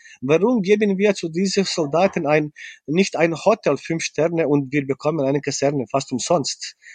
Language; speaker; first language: German; non-native, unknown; Bosnian